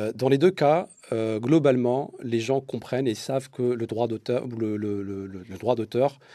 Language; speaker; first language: French; non-native, local second language; Arabic